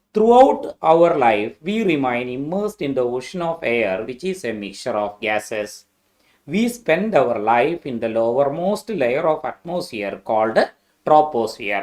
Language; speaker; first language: English; non-native, local second language; Malayalam